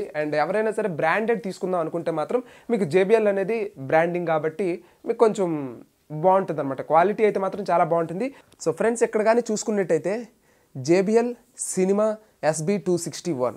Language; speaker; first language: Telugu; native; Telugu